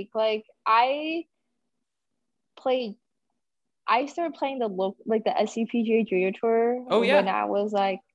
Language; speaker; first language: English; native; English